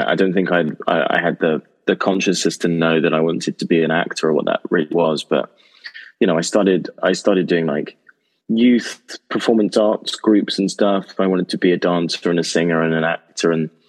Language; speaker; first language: English; native; English